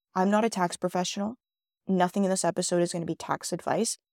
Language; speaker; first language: English; native; English